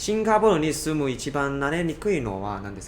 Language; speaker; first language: Japanese; non-native, learner; Cantonese